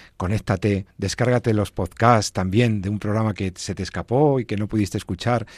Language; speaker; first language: Spanish; native; Spanish